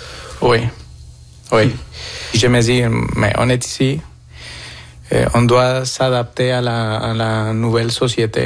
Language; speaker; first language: French; non-native, fluent; Spanish